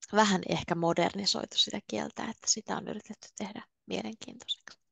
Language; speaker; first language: Finnish; native; Finnish